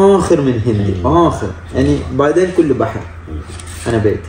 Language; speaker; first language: Arabic; non-native, learner; Malayalam